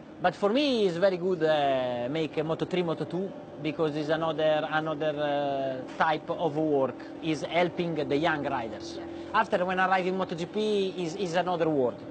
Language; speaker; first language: English; non-native, learner; Italian